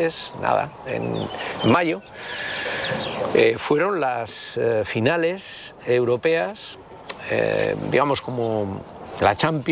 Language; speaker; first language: Spanish; native; Spanish